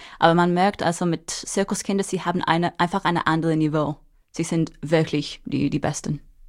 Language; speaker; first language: German; non-native, fluent; English